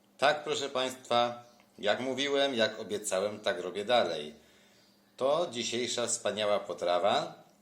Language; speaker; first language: Polish; native; Polish